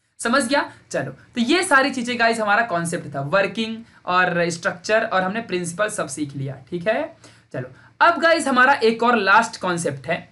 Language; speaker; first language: Hindi; native; Hindi